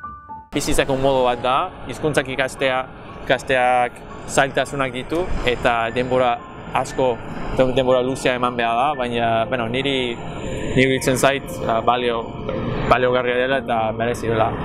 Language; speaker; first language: Basque; non-native, fluent; English